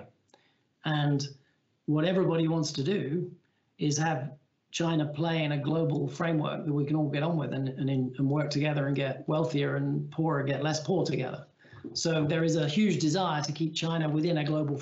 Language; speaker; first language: English; native; English